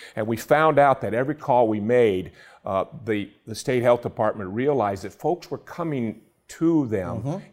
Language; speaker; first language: English; native; English